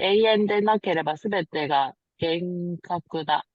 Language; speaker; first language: Japanese; non-native, learner; Korean